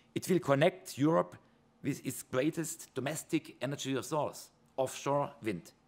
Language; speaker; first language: English; non-native, fluent; German